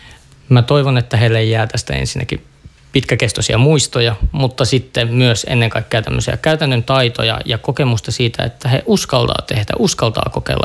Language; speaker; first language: Finnish; native; Finnish